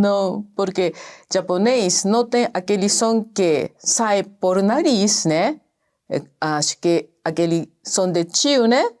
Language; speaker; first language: Portuguese; non-native, fluent; Japanese